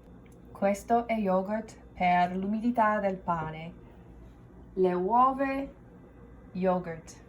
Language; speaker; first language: Italian; non-native, learner; English